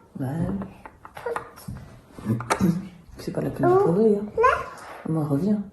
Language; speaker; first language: French; native; French